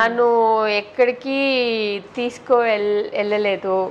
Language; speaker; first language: Telugu; non-native, local second language; Tamil